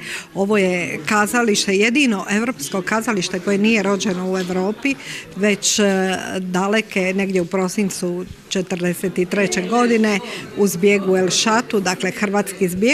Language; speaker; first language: Croatian; native; Croatian